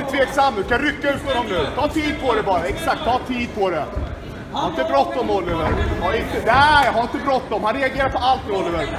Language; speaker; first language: Swedish; native; Swedish